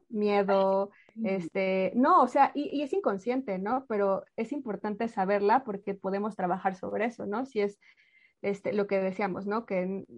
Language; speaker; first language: Spanish; native; Spanish